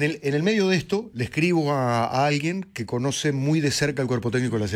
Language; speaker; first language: Spanish; native; Spanish